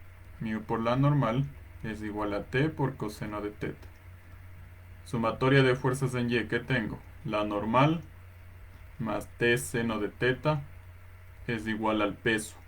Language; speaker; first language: Spanish; native; Spanish